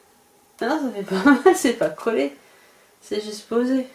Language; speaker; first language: French; native; French